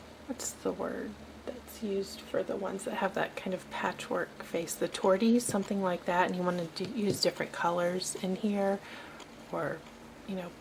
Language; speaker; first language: English; native; English